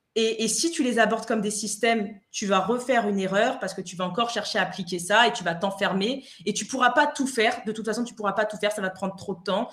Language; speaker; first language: French; non-native, fluent; Spanish